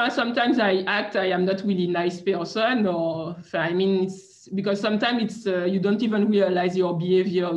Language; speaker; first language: English; non-native, fluent; French